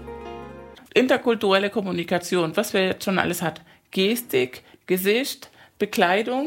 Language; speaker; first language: German; native; German